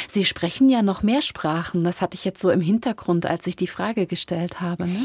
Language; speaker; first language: German; native; German